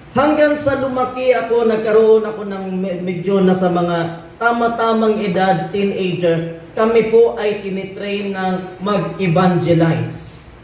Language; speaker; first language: Filipino; non-native, local second language; Cebuano